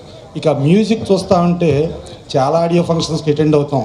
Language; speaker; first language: Telugu; native; Telugu